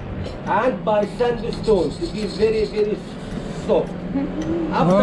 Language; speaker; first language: English; non-native, learner; Arabic